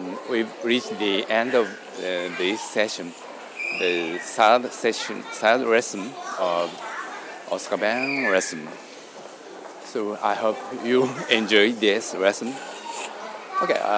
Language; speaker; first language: English; non-native, learner; Japanese